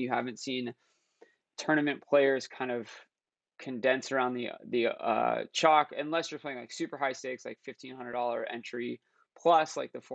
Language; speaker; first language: English; native; English